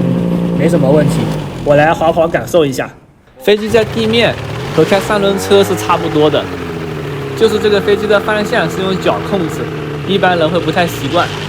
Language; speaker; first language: Chinese; native; Chinese